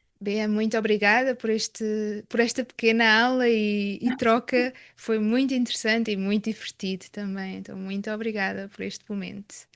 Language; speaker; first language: Portuguese; native; Portuguese